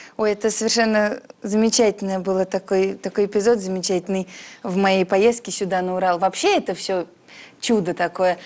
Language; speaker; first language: Russian; early bilingual, heritage; Russian